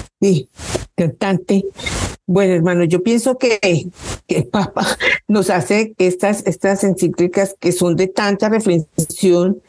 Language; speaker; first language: Spanish; native; Spanish